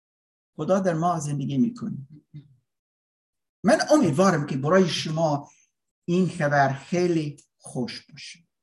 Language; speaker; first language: Persian; non-native, learner; English